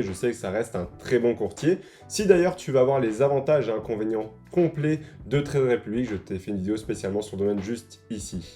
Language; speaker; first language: French; native; French